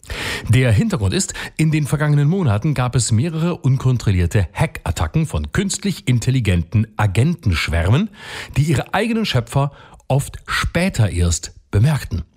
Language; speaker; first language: German; native; German